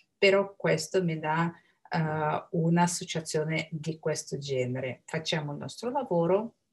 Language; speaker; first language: Italian; non-native, fluent; Russian